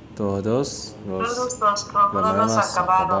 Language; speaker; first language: Spanish; non-native, learner; Korean